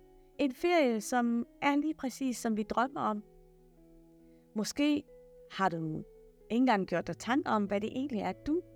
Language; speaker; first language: Danish; native; Danish